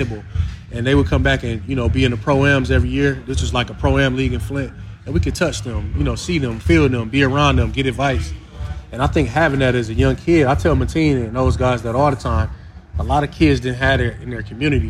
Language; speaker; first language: English; native; English